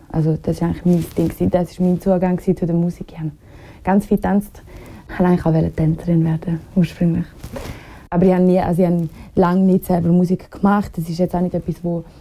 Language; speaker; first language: German; native; German